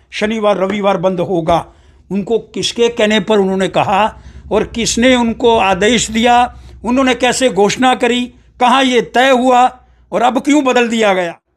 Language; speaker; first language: Hindi; non-native, local second language; Dogri